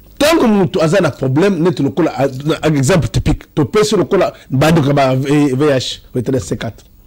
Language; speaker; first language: Lingala; non-native, local second language; Luba-Lulua